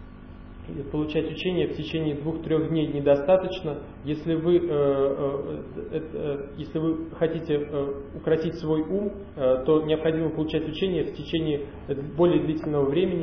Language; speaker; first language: Russian; native; Russian